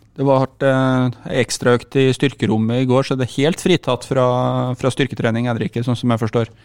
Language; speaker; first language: Norwegian; native; Norwegian